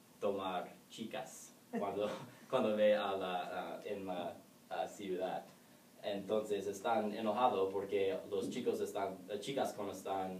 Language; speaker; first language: Spanish; non-native, learner; English